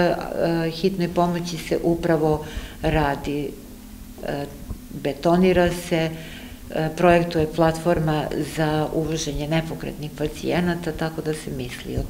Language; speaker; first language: Serbian; native; Serbian